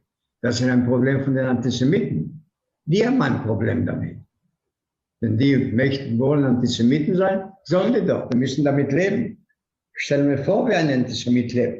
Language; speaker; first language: German; non-native, fluent; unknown